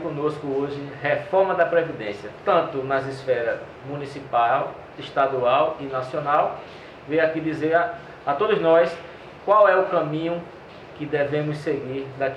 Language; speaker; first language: Portuguese; native; Portuguese